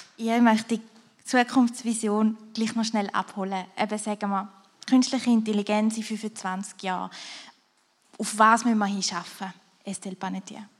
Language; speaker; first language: German; native; German